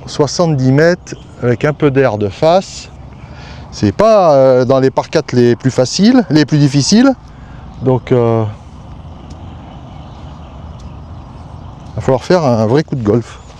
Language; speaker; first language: French; native; French